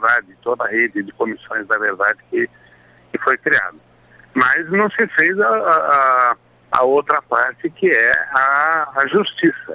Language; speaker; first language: Portuguese; native; Portuguese